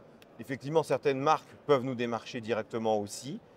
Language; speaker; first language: French; native; French